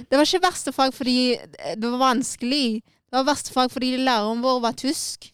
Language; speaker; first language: Norwegian; early bilingual, other home language; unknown